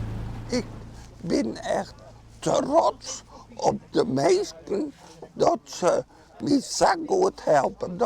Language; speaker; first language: Dutch; non-native, local second language; Western Frisian